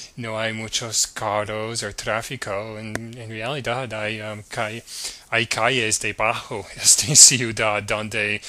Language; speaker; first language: Spanish; non-native, learner; English